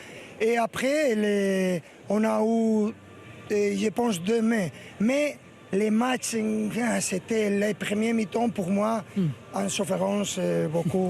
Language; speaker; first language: French; non-native, learner; Spanish